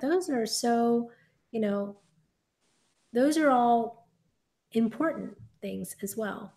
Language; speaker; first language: English; native; English